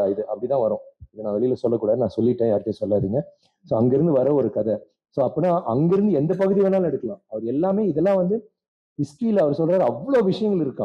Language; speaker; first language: Tamil; native; Tamil